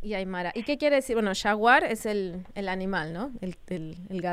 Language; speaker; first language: Spanish; native; Spanish